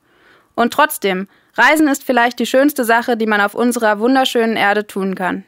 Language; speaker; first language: German; native; German